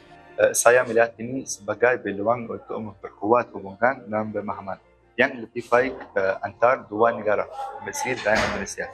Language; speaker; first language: Indonesian; non-native, learner; Arabic